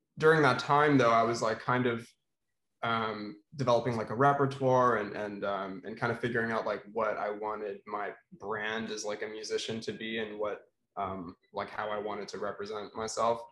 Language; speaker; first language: English; non-native, local second language; Filipino